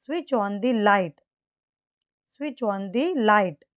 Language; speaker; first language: English; non-native, local second language; Tamil